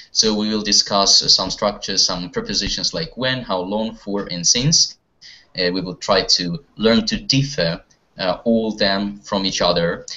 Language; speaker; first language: English; non-native, fluent; Russian